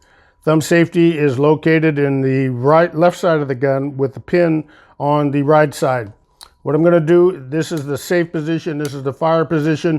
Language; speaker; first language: English; native; English